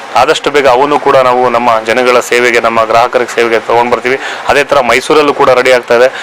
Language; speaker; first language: Kannada; native; Kannada